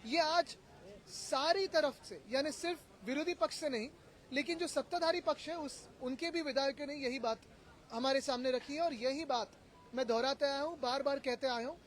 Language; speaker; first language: Hindi; non-native, local second language; Marathi